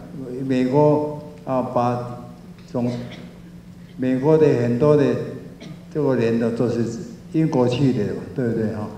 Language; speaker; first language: Chinese; non-native, local second language; Min Nan Chinese